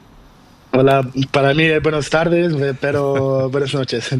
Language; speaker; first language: Spanish; non-native, learner; Portuguese